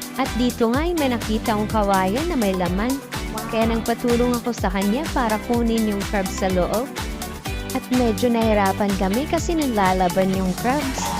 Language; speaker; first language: Filipino; non-native, local second language; Waray